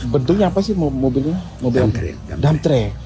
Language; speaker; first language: Indonesian; native; Indonesian